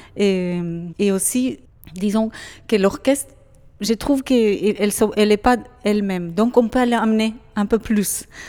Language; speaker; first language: French; non-native, fluent; Hebrew